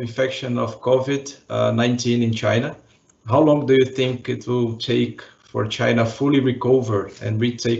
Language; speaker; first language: English; non-native, fluent; Portuguese